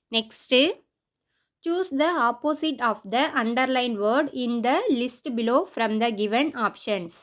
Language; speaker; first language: English; non-native, local second language; Tamil